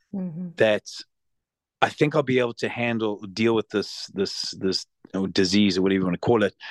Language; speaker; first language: English; native; English